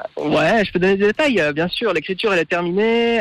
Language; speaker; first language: French; native; French